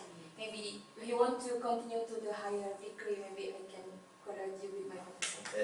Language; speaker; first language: English; non-native, learner; Indonesian